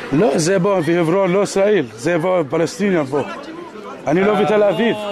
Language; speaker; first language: Hebrew; non-native, learner; Arabic